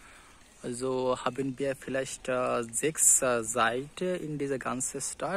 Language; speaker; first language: German; non-native, learner; Bangla